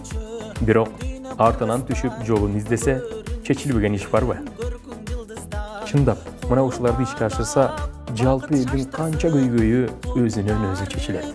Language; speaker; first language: Kyrgyz; native; Kyrgyz